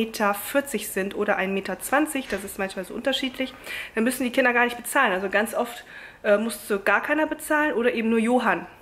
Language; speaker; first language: German; native; German